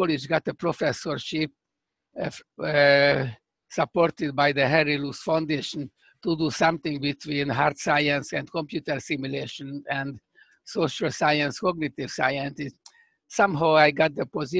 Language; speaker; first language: English; non-native, fluent; Hungarian